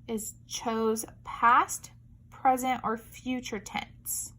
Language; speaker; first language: English; native; English